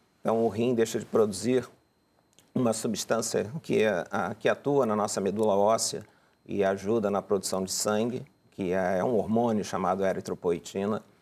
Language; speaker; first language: Portuguese; native; Portuguese